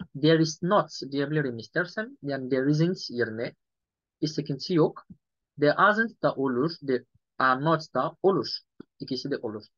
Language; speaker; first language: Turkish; non-native, fluent; Yoruba